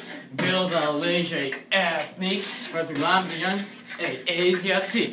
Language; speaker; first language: French; non-native, learner; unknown